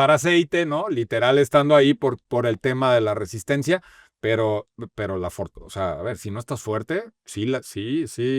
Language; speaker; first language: Spanish; native; Spanish